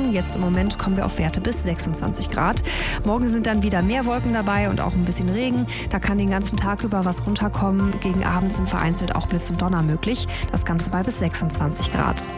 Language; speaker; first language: German; native; German